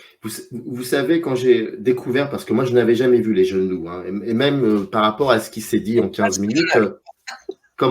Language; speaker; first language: French; native; French